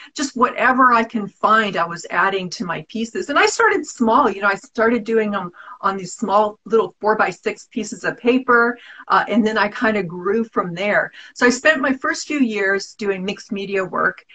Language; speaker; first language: English; native; English